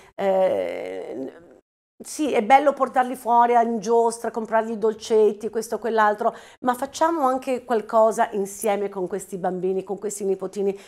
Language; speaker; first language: Italian; native; Italian